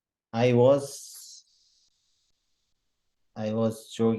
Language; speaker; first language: English; non-native, learner; Korean